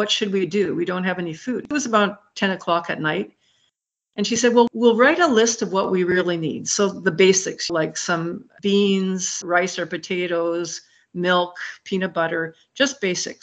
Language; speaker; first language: English; native; English